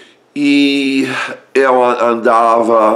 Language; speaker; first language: Portuguese; non-native, learner; English